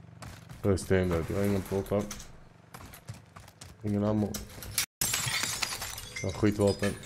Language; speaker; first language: Swedish; native; Swedish